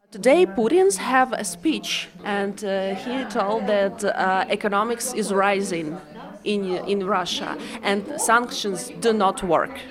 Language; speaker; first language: English; non-native, fluent; Ukrainian